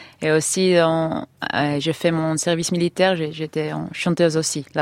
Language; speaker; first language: French; non-native, learner; Hebrew